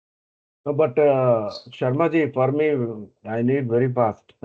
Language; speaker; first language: English; non-native, learner; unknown